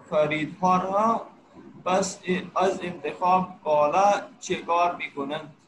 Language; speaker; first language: Persian; non-native, learner; Urdu